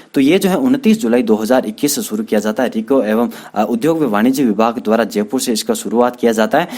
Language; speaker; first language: Hindi; native; Hindi